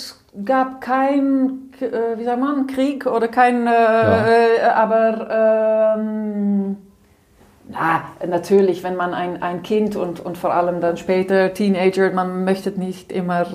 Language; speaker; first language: German; non-native, fluent; Dutch